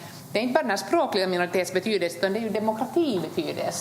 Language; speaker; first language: Swedish; native; Swedish